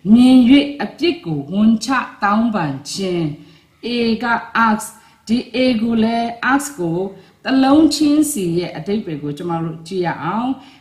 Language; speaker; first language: Burmese; non-native, local second language; Kachin